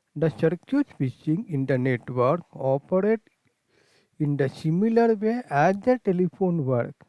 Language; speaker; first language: English; non-native, local second language; Kannada